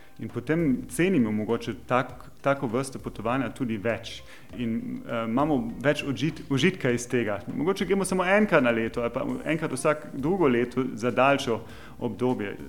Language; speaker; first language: Slovenian; non-native, fluent; German